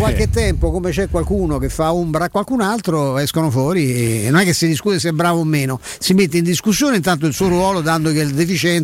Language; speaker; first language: Italian; native; Italian